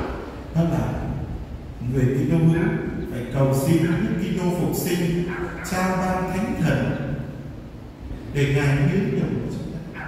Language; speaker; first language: Vietnamese; native; Vietnamese